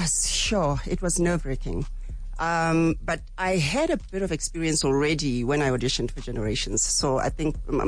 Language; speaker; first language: English; non-native, local second language; Tswana